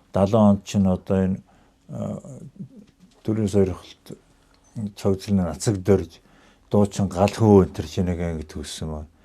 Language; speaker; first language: Mongolian; native; Mongolian